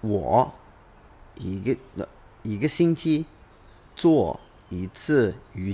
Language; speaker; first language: Chinese; non-native, learner; English